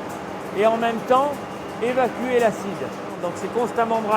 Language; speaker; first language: French; native; French